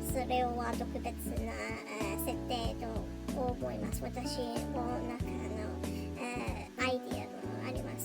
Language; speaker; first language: Japanese; non-native, learner; English